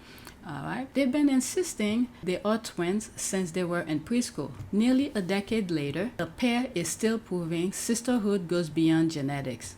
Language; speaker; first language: English; native; English